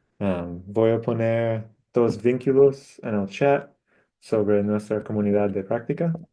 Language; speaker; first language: Spanish; non-native, fluent; English